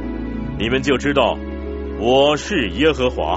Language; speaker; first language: Chinese; native; Chinese